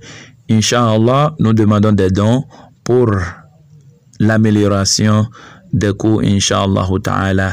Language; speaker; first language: French; non-native, local second language; Fon